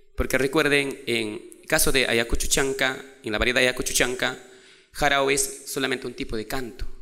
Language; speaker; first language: Spanish; non-native, local second language; Quechua